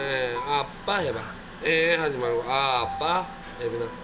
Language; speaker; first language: Korean; native; Korean